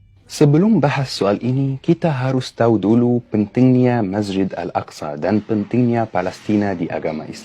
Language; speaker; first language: Indonesian; non-native, fluent; Arabic